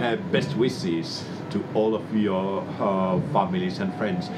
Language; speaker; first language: English; non-native, fluent; Finnish